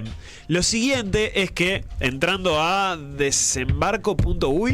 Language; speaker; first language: Spanish; native; Spanish